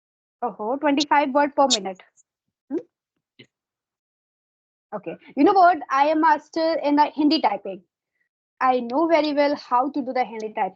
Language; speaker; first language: English; non-native, fluent; Hindi